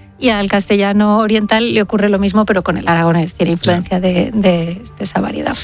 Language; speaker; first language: Spanish; native; Spanish